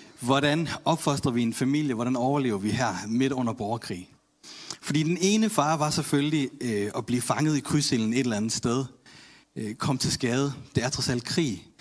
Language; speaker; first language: Danish; early bilingual, other home language; Tamil